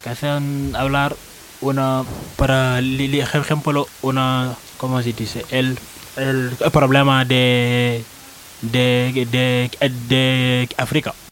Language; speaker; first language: Spanish; non-native, learner; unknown